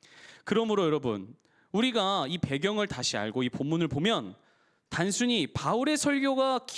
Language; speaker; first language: Korean; native; Korean